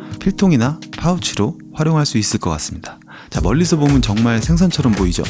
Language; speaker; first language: Korean; native; Korean